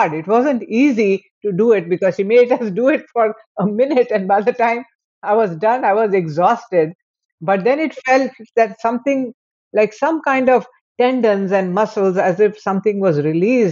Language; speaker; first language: English; non-native, local second language; Hindi